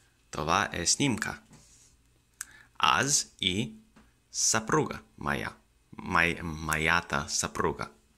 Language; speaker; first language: Bulgarian; non-native, learner; Russian